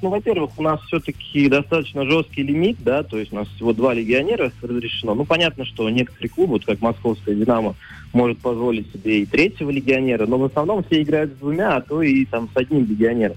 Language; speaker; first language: Russian; native; Russian